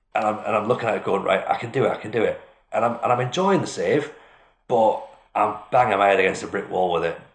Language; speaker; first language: English; native; English